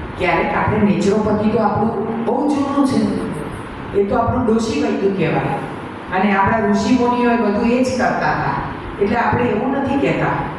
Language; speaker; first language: Gujarati; native; Gujarati